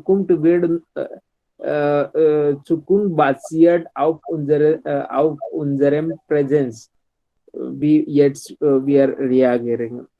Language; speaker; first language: German; non-native, learner; Hindi